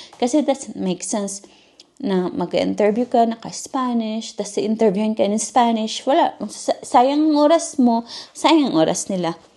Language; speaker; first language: Filipino; native; Filipino